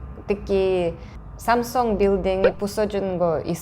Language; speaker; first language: Korean; non-native, fluent; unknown